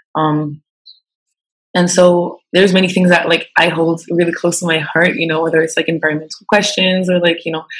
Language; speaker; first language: English; non-native, fluent; French